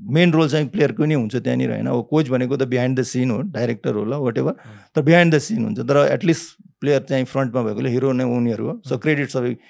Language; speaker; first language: Nepali; early bilingual, heritage; Nepali